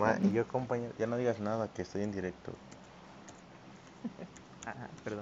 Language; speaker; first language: Spanish; native; Spanish